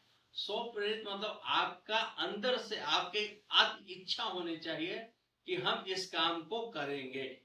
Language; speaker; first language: Hindi; native; Hindi